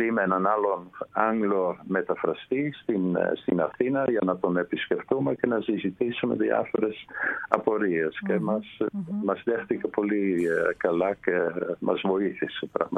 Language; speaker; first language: Greek; non-native, fluent; Dutch